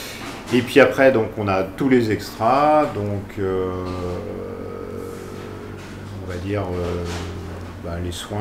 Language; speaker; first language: French; native; French